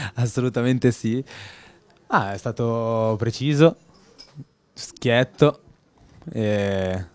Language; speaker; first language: Italian; native; Italian